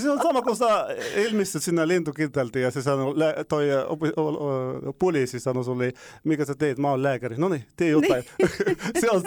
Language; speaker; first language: Finnish; non-native, fluent; Arabic